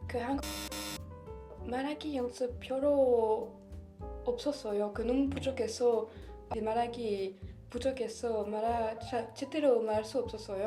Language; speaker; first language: Korean; non-native, learner; French